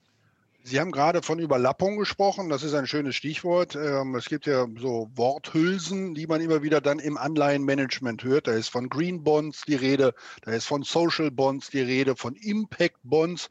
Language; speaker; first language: German; native; German